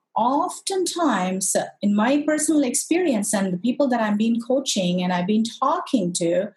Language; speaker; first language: English; non-native, local second language; Tamil